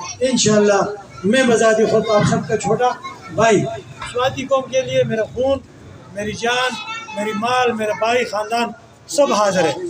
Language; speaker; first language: Urdu; non-native, local second language; Pashto